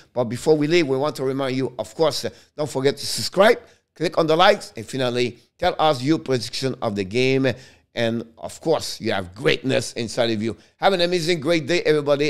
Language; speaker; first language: English; non-native, fluent; French